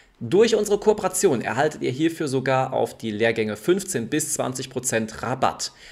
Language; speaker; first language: German; native; German